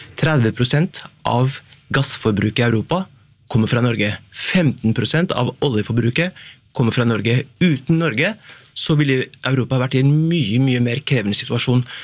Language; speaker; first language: Norwegian; native; Norwegian